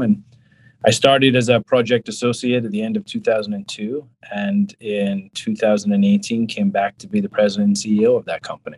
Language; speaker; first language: English; native; English